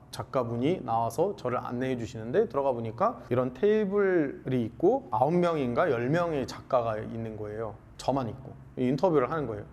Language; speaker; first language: Korean; non-native, fluent; Arabic